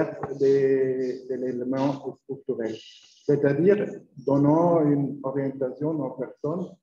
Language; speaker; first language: French; non-native, learner; Spanish